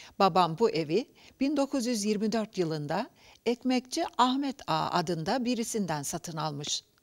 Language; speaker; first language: Turkish; native; Turkish